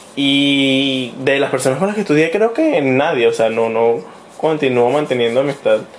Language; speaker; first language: Spanish; native; Spanish